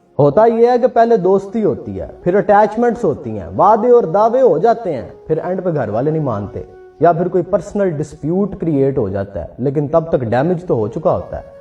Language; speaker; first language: Urdu; non-native, local second language; Punjabi